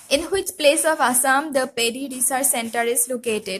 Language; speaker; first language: English; non-native, local second language; Assamese